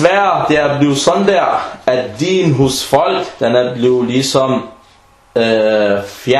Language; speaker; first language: Danish; non-native, fluent; Arabic